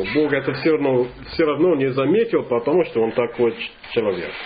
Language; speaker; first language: Russian; non-native, fluent; English